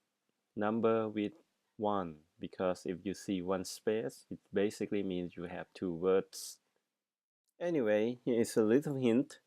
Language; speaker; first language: English; non-native, fluent; Thai